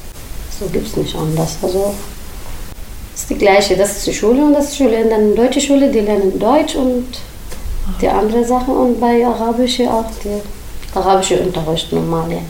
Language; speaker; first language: German; non-native, learner; Arabic